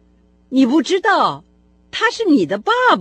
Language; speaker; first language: Chinese; non-native, fluent; Russian